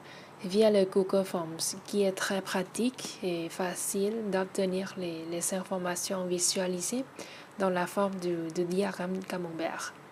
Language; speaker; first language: French; non-native, learner; Thai